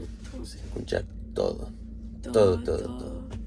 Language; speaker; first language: Spanish; native; Spanish